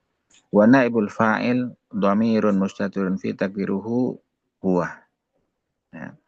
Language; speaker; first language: Arabic; non-native, fluent; Indonesian